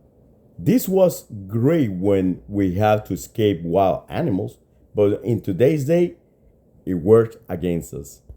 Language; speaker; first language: English; non-native, fluent; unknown